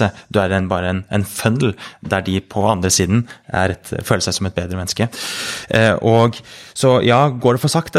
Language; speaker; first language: Norwegian; native; Norwegian